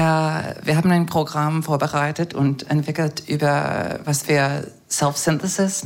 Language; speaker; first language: German; non-native, fluent; English